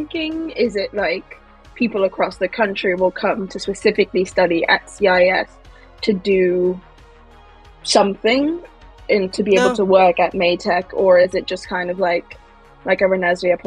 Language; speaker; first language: English; native; English